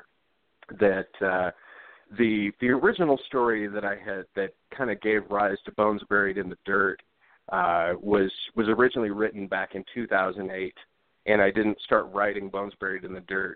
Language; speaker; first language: English; native; English